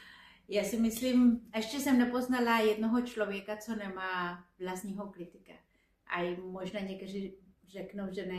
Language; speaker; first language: Czech; non-native, fluent; Spanish